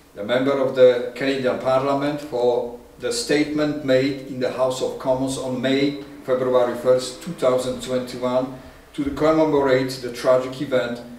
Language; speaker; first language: English; non-native, fluent; Polish